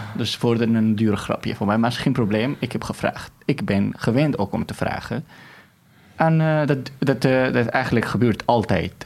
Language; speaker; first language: Dutch; non-native, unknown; Arabic